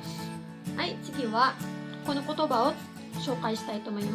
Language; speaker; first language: Japanese; non-native, fluent; Cebuano